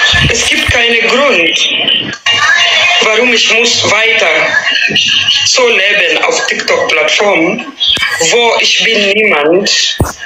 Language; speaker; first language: German; non-native, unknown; Swahili